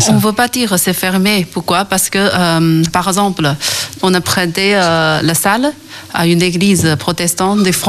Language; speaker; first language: French; non-native, learner; Chinese